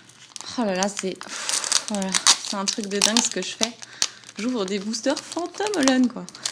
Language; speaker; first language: French; native; French